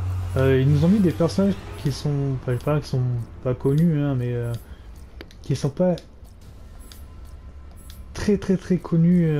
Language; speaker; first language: French; native; French